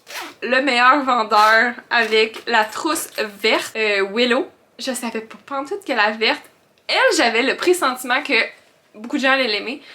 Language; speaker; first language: French; native; French